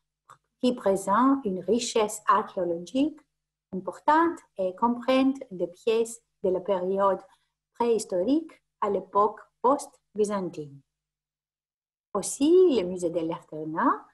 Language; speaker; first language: French; non-native, fluent; Greek